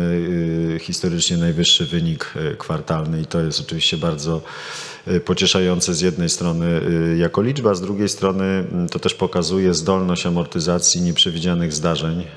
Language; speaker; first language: Polish; native; Polish